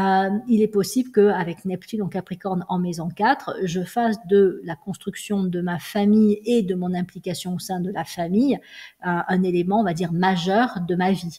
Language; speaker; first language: French; native; French